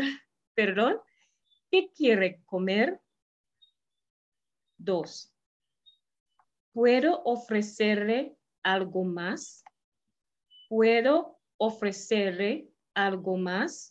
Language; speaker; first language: Spanish; non-native, fluent; English